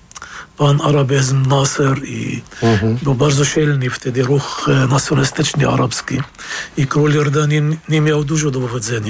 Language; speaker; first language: Polish; non-native, fluent; Arabic